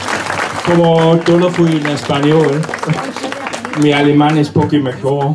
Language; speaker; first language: Spanish; non-native, learner; German